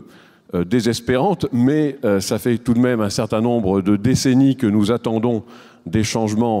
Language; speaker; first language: French; native; French